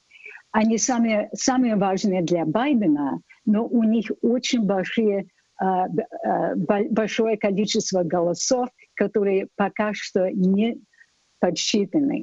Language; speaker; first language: Russian; non-native, fluent; English